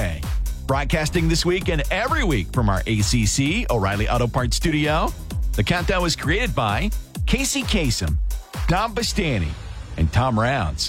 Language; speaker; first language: English; native; English